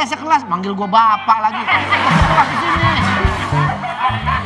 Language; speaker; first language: Indonesian; native; Indonesian